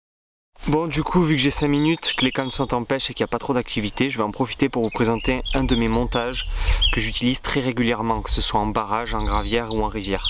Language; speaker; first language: French; native; French